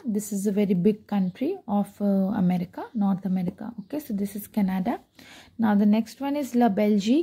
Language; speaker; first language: English; non-native, local second language; Hindi